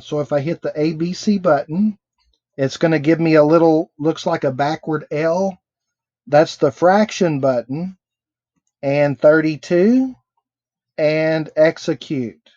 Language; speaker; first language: English; native; English